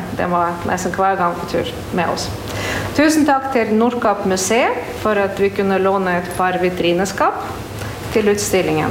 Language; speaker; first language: Norwegian; non-native, fluent; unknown